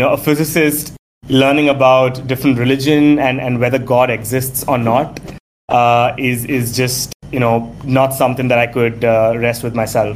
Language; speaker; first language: English; non-native, local second language; Tamil